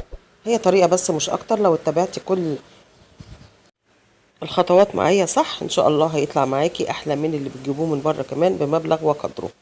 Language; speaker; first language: Arabic; native; Arabic